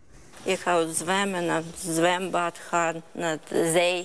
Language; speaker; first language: Dutch; non-native, learner; Ukrainian